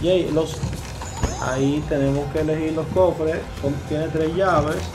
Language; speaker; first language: Spanish; native; Spanish